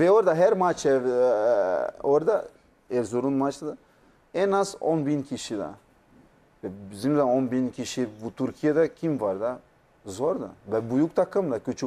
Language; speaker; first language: Turkish; non-native, learner; Portuguese